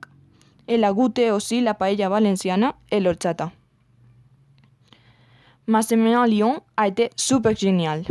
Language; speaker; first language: French; non-native, learner; Spanish